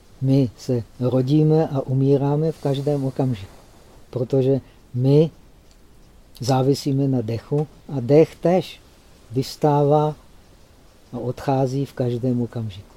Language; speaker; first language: Czech; native; Czech